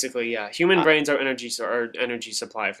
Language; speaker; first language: English; native; English